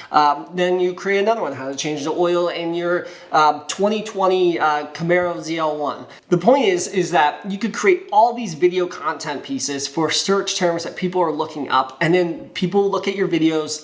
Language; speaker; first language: English; native; English